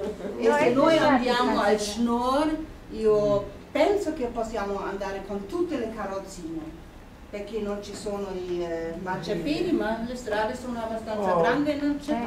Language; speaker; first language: Italian; non-native, fluent; German